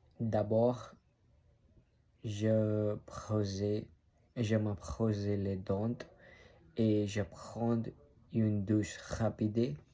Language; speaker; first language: French; non-native, learner; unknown